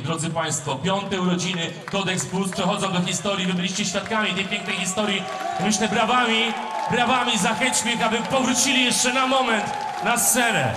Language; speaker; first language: Polish; native; Polish